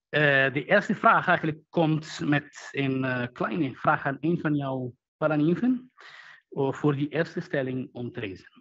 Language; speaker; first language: Dutch; non-native, fluent; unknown